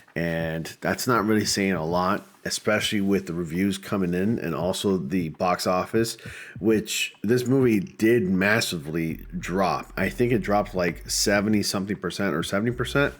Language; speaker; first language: English; native; English